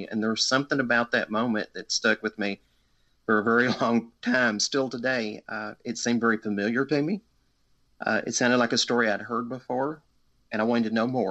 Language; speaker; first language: English; native; English